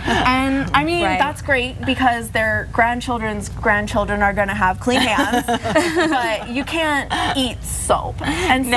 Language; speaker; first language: English; native; English